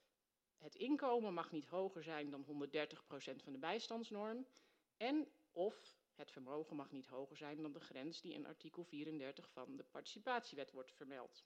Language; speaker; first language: Dutch; native; Dutch